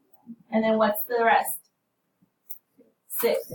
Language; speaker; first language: English; native; English